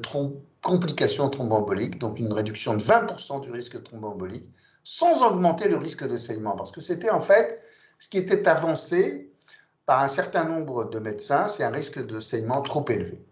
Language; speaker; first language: French; native; French